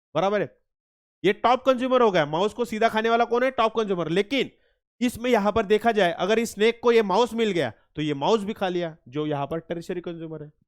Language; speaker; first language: Hindi; non-native, local second language; Marathi